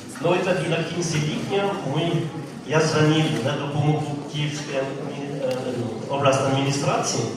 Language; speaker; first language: Ukrainian; non-native, learner; French